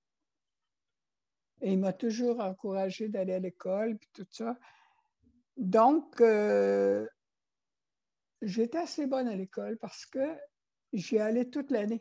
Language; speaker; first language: French; non-native, local second language; Innu-aimun